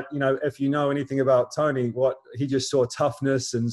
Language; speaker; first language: English; native; English